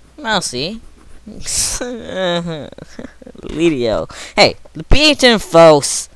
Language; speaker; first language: French; non-native, learner; English